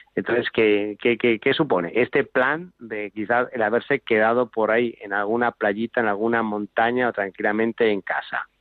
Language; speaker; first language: Spanish; native; Spanish